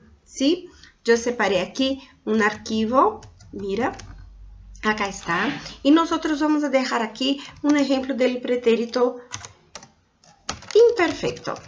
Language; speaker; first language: Spanish; non-native, fluent; Portuguese